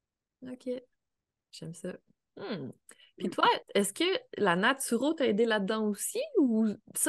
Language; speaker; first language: French; native; French